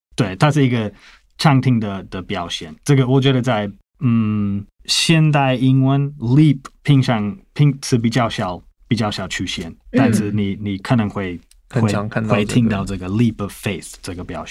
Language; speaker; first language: Chinese; non-native, fluent; English